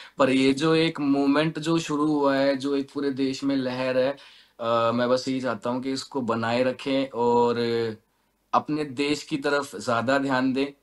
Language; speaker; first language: Hindi; native; Hindi